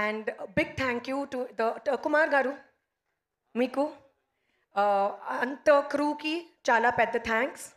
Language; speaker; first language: Telugu; non-native, learner; Hindi